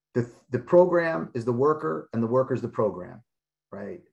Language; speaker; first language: English; native; English